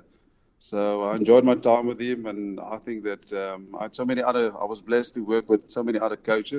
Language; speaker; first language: English; non-native, local second language; Afrikaans